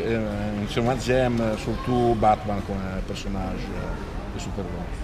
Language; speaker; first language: French; non-native, fluent; Italian